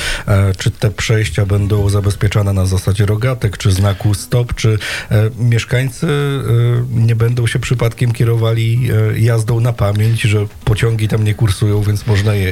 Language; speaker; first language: Polish; native; Polish